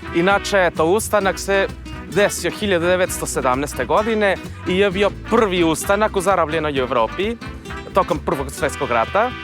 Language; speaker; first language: Serbian; non-native, fluent; Spanish